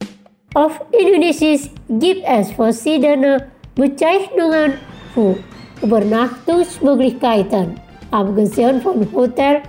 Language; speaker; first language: German; non-native, fluent; Indonesian